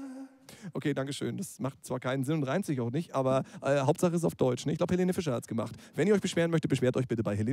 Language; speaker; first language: German; native; German